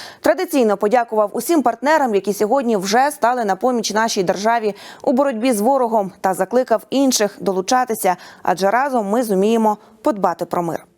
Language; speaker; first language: Ukrainian; native; Ukrainian